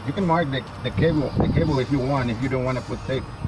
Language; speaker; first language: English; non-native, fluent; Spanish